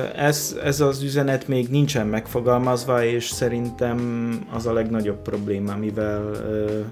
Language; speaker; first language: Hungarian; non-native, fluent; Polish